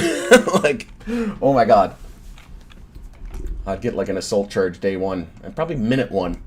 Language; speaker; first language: English; native; English